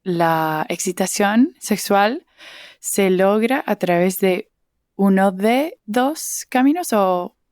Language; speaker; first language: Spanish; early bilingual, heritage; English